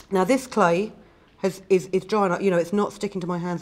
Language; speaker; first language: English; native; English